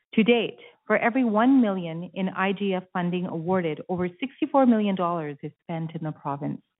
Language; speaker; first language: English; native; English